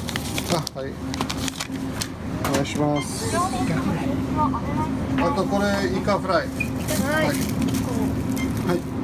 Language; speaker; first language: Japanese; non-native, learner; English